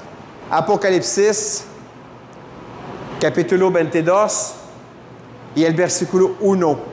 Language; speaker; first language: Spanish; non-native, fluent; French